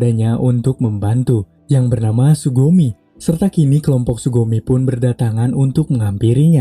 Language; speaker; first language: Indonesian; native; Indonesian